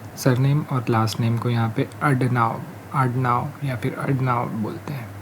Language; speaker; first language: Hindi; non-native, local second language; Marathi